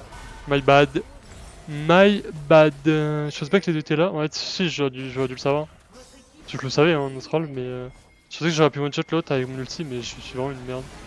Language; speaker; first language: French; native; French